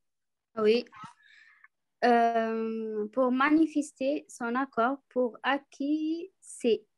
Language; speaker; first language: French; non-native, learner; Arabic